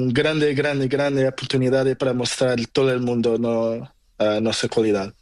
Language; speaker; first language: Spanish; non-native, learner; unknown